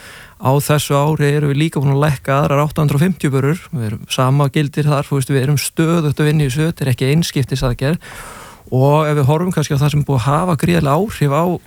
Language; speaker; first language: Icelandic; native; Icelandic